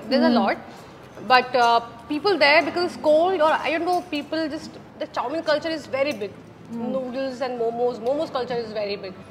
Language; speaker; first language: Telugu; non-native, learner; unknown